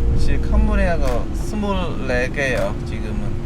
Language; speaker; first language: Korean; non-native, learner; Khmer